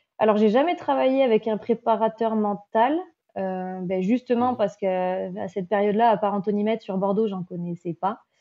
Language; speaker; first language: French; native; French